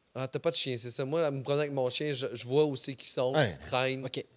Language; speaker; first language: French; native; French